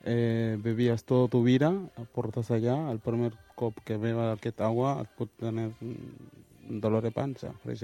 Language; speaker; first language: Catalan; early bilingual, other home language; Wolof